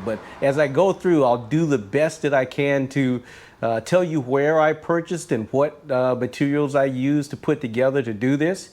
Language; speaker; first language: English; native; English